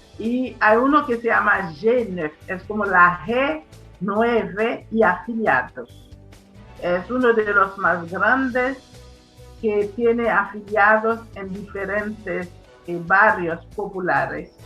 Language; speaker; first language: Spanish; non-native, fluent; Haitian Creole